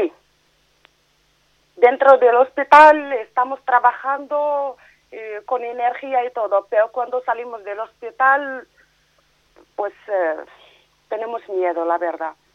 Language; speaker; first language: Spanish; non-native, learner; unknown